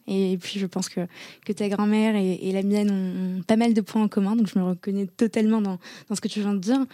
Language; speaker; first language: French; native; French